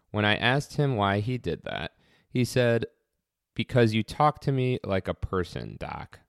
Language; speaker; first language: English; native; English